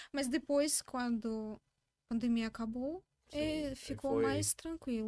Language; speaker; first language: Portuguese; non-native, learner; Russian